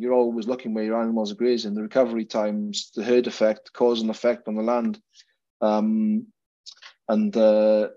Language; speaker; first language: English; native; English